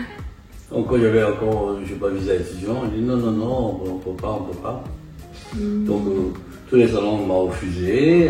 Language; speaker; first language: French; non-native, fluent; Japanese